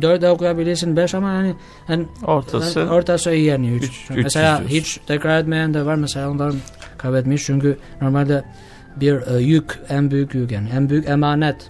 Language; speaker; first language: Turkish; non-native, learner; Albanian